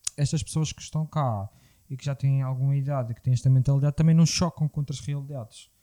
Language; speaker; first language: Portuguese; native; Portuguese